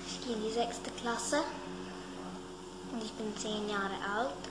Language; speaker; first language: German; early bilingual, heritage; German